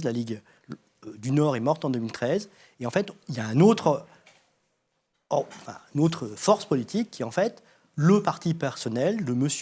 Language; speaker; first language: French; native; French